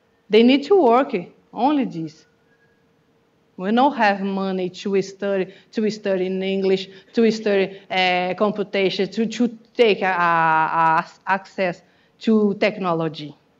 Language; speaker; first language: English; non-native, learner; Portuguese